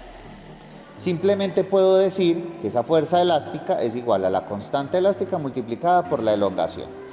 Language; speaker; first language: Spanish; native; Spanish